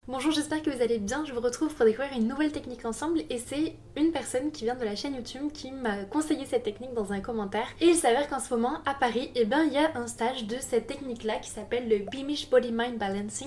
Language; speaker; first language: French; native; French